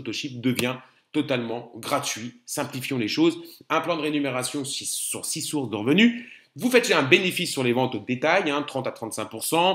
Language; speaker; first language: French; native; French